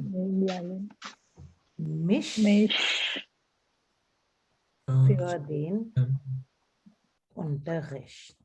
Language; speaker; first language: German; non-native, fluent; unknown